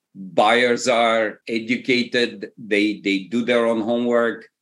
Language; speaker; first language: English; non-native, fluent; Turkish